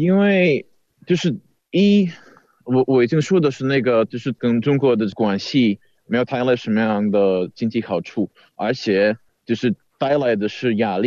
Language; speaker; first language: Chinese; non-native, fluent; Czech